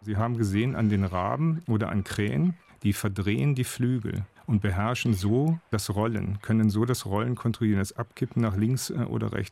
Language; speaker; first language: German; native; German